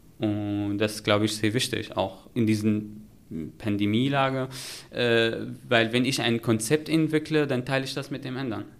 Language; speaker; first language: German; non-native, fluent; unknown